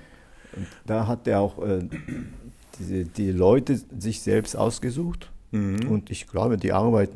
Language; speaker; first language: German; non-native, fluent; Japanese